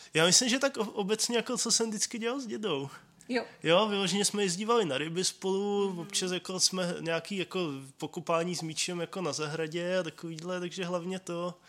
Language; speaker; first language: Czech; native; Czech